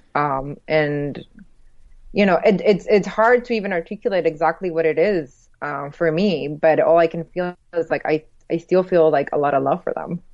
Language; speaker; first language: English; early bilingual, other home language; Spanish